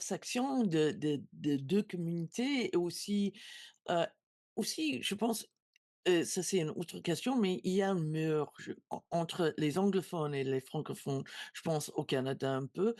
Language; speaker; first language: French; non-native, learner; English